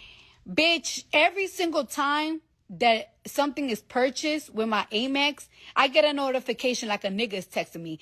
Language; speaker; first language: English; native; English